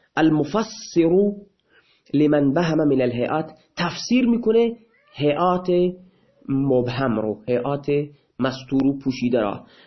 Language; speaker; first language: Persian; non-native, local second language; Baluchi